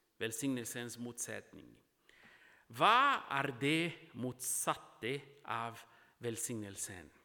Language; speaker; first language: Norwegian; non-native, fluent; Portuguese